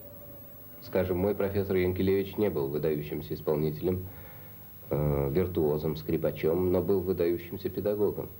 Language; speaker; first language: Russian; native; Russian